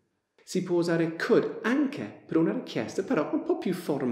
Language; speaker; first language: Italian; non-native, fluent; English